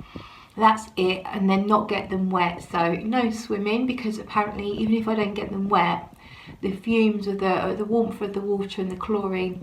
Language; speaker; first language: English; native; English